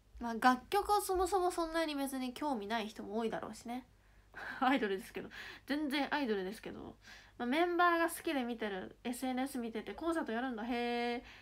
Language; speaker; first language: Japanese; native; Japanese